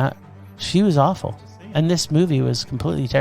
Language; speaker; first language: English; native; English